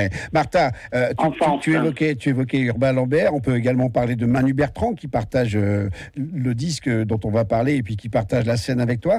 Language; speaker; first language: French; native; French